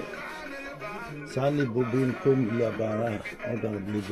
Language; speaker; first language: French; non-native, local second language; Arabic